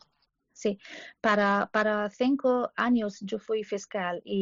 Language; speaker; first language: Spanish; non-native, learner; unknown